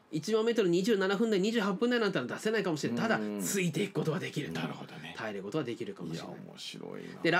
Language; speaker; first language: Japanese; native; Japanese